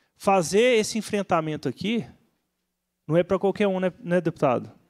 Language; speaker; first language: Portuguese; native; Portuguese